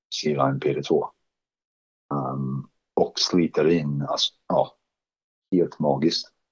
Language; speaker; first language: Swedish; non-native, fluent; English